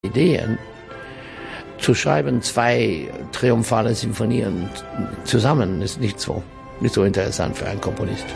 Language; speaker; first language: German; non-native, learner; English